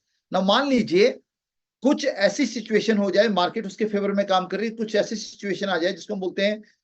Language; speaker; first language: Hindi; native; Hindi